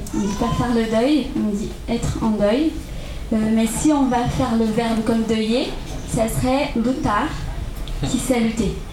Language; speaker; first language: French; non-native, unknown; Portuguese